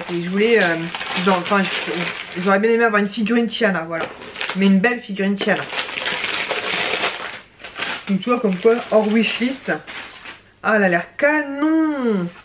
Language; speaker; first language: French; native; French